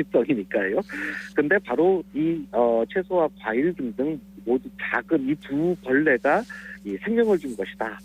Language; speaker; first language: Korean; native; Korean